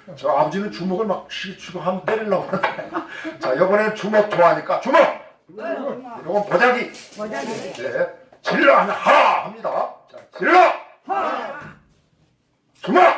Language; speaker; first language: Korean; native; Korean